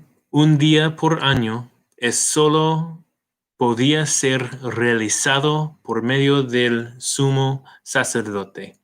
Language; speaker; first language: Spanish; non-native, fluent; English